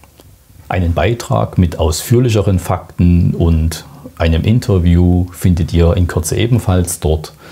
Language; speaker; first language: German; native; German